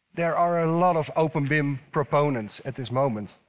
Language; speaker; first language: English; non-native, fluent; Dutch